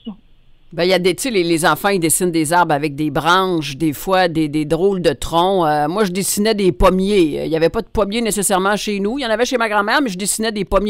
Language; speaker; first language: French; native; French